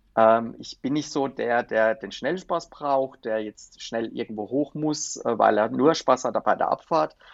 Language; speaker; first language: German; native; German